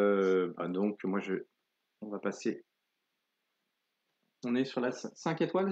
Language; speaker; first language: French; native; French